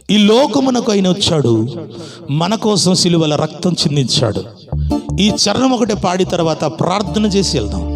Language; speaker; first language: Telugu; non-native, local second language; Odia